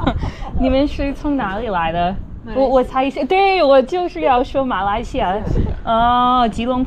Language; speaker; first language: Chinese; non-native, fluent; English